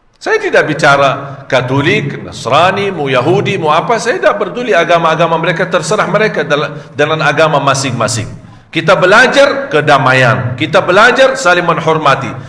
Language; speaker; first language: Malay; non-native, fluent; Arabic